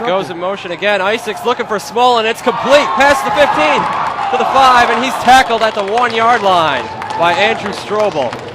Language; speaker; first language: English; native; English